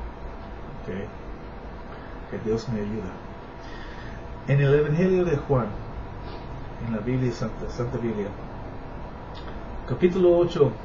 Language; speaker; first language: Spanish; non-native, learner; English